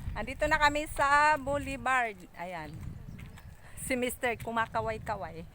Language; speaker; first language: Filipino; native; Filipino